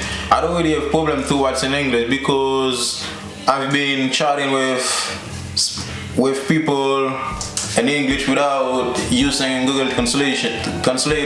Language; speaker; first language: English; non-native, learner; Haitian Creole